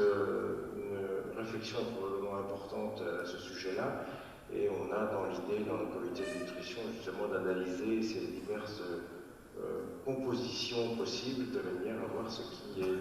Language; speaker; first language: French; native; French